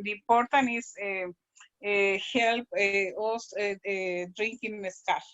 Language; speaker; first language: English; non-native, learner; Spanish